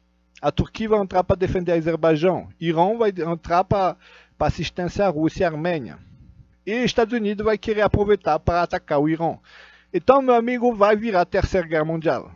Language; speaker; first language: Portuguese; non-native, fluent; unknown